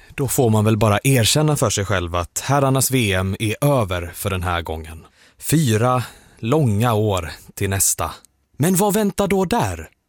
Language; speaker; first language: Swedish; native; Swedish